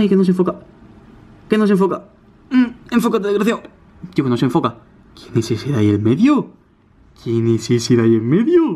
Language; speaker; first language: Spanish; native; Spanish